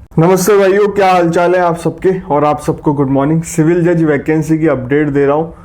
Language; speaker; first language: Hindi; native; Hindi